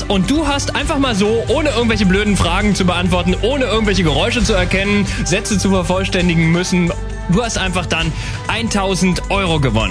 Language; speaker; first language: German; native; German